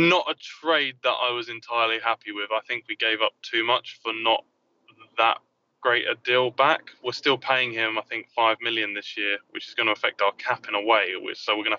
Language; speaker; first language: English; native; English